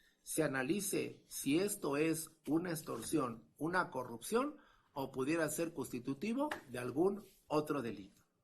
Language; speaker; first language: Spanish; native; Spanish